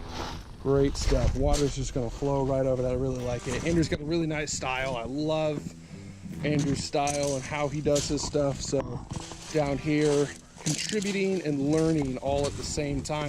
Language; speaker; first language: English; native; English